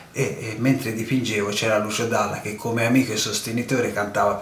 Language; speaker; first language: Italian; native; Italian